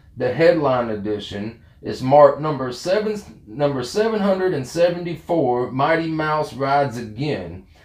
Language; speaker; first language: English; native; English